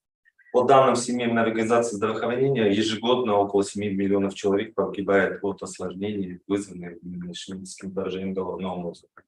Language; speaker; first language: Russian; native; Russian